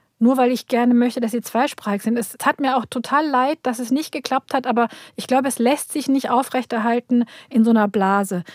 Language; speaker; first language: German; early bilingual, other home language; Turkish